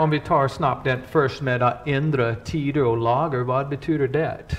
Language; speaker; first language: Swedish; non-native, fluent; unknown